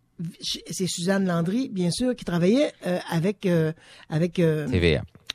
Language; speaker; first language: French; native; French